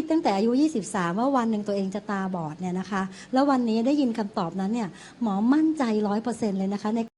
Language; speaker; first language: Thai; native; Thai